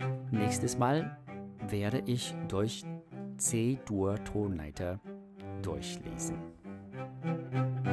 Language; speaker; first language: German; non-native, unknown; English